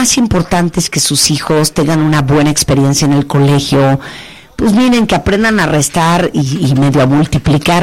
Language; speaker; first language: Spanish; native; Spanish